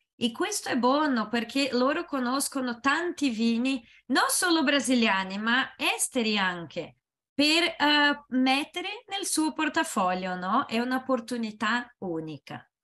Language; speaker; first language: Italian; non-native, learner; Portuguese